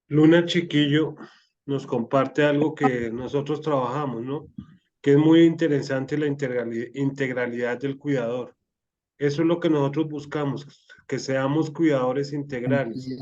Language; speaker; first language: Spanish; native; Spanish